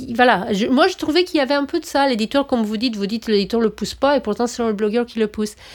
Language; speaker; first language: French; non-native, fluent; Romanian